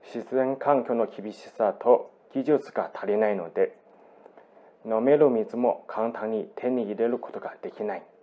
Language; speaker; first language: Japanese; non-native, fluent; Chinese